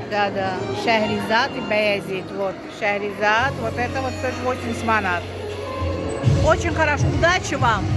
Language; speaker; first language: Russian; non-native, local second language; Azerbaijani